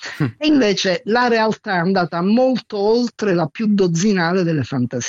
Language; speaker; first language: Italian; native; Italian